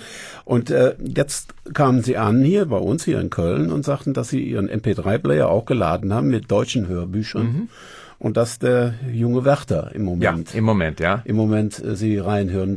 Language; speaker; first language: German; native; German